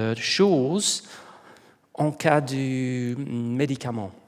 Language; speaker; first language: French; non-native, learner; English